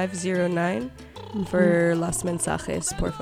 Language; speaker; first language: Spanish; non-native, learner; English